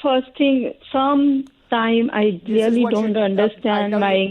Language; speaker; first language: English; non-native, learner; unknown